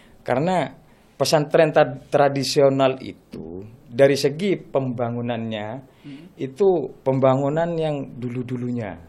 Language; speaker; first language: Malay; non-native, local second language; Madurese